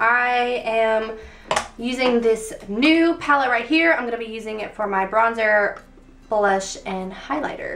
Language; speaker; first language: English; native; English